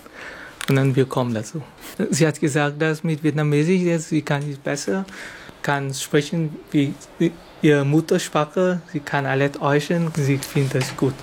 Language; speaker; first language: German; non-native, fluent; Vietnamese